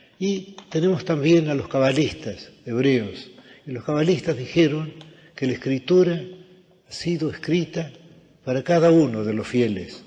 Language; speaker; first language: Spanish; native; Spanish